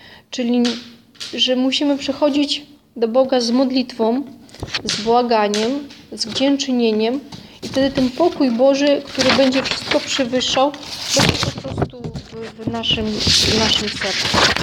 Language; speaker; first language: Polish; non-native, fluent; Russian